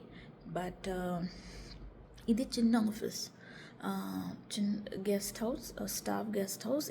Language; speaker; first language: Telugu; non-native, learner; Marathi